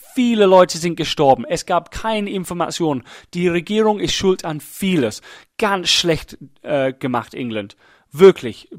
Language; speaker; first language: German; non-native, fluent; English